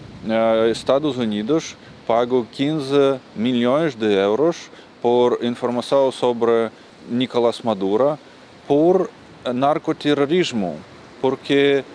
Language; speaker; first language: Portuguese; non-native, learner; Russian